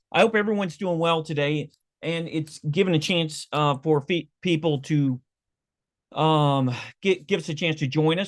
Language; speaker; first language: English; native; English